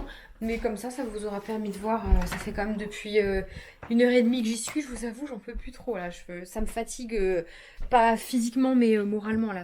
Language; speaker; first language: French; native; French